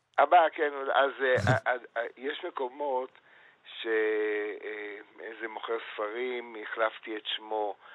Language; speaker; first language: Hebrew; native; Hebrew